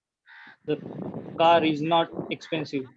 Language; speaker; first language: English; non-native, learner; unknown